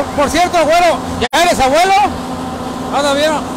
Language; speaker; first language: Spanish; native; Spanish